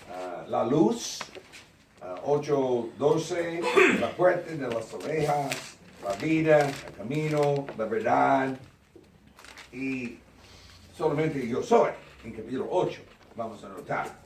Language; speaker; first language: Spanish; non-native, learner; English